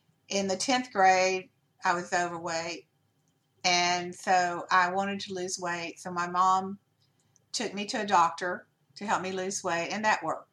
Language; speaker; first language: English; native; English